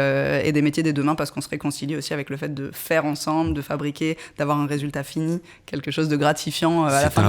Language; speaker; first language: French; native; French